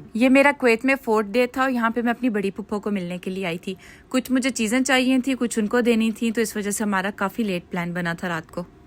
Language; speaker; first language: Urdu; native; Urdu